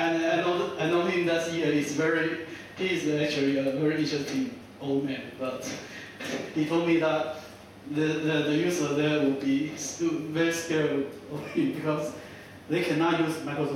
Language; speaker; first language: English; non-native, fluent; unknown